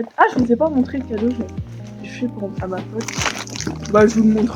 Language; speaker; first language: French; native; French